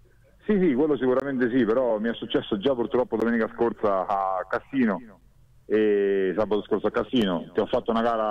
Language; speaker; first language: Italian; native; Italian